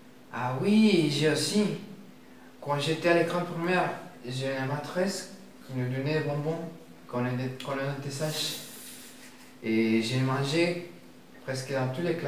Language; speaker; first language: French; non-native, learner; Spanish